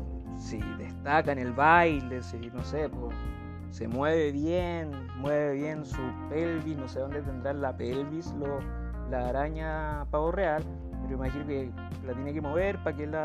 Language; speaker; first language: Spanish; native; Spanish